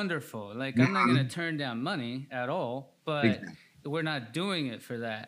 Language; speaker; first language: English; early bilingual, other home language; Spanish